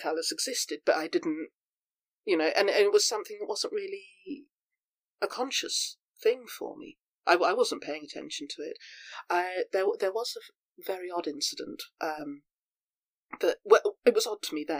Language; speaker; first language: English; native; English